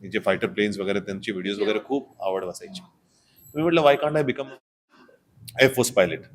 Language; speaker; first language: Marathi; non-native, fluent; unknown